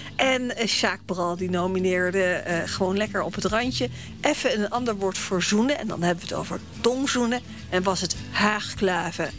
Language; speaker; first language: Dutch; native; Dutch